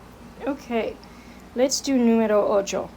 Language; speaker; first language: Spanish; non-native, fluent; English